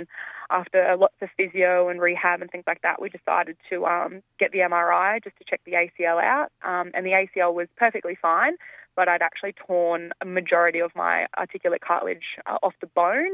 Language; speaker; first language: English; native; English